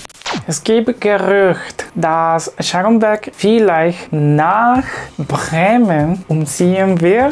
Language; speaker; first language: German; non-native, learner; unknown